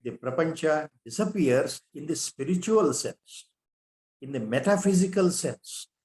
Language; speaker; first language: English; non-native, local second language; Kannada